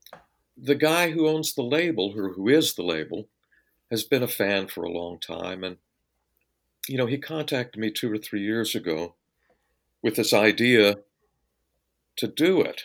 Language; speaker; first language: English; native; English